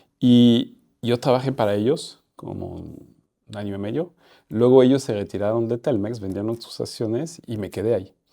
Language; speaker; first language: Spanish; non-native, fluent; French